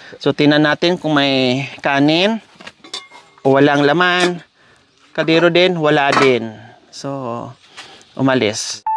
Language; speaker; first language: Filipino; non-native, local second language; Cebuano